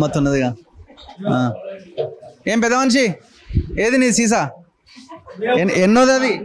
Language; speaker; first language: Telugu; native; Telugu